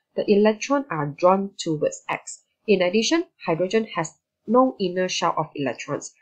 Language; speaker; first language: English; non-native, local second language; Chinese